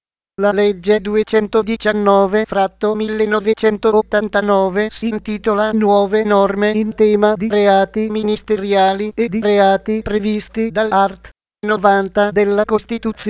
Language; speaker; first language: Italian; native; Italian